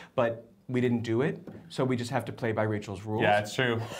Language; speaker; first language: English; native; English